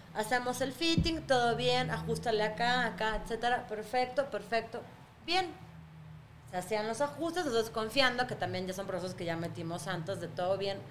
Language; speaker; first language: Spanish; early bilingual, other home language; Russian